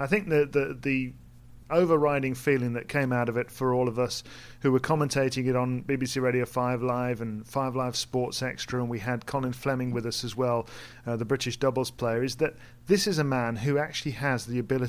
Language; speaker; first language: English; native; English